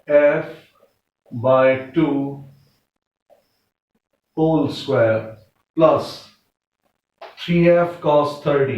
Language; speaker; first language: English; non-native, local second language; Hindi